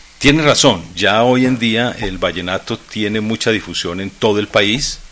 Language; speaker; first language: Spanish; native; Spanish